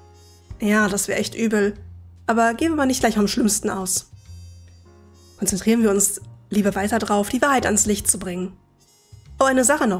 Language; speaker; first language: German; native; German